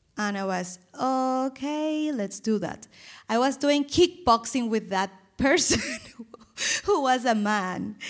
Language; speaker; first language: English; non-native, fluent; Spanish